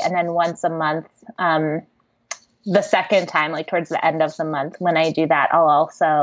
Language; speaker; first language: English; native; English